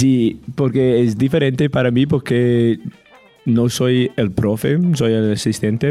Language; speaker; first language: Spanish; non-native, learner; English